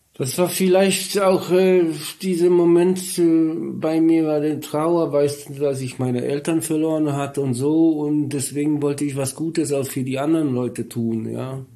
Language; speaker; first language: German; non-native, learner; Polish